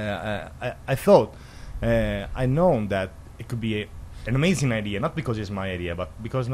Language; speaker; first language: English; non-native, learner; Italian